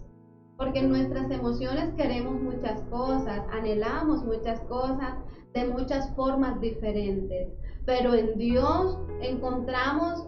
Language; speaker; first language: Spanish; native; Spanish